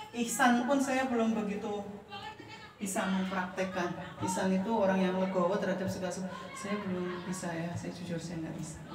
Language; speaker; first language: Indonesian; non-native, fluent; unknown